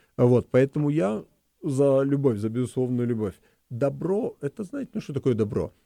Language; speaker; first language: Russian; native; Russian